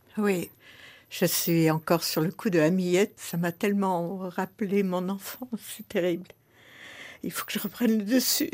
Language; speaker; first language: French; early bilingual, other home language; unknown